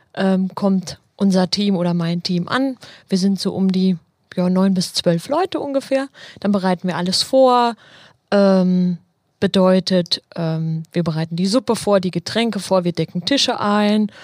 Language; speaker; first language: German; native; German